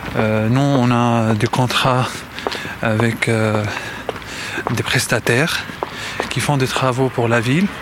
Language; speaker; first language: French; non-native, fluent; Arabic